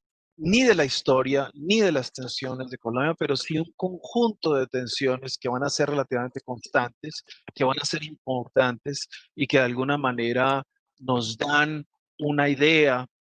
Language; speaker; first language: Spanish; native; Spanish